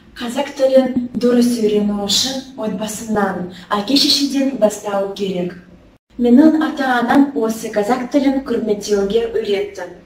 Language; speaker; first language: Kazakh; non-native, local second language; Russian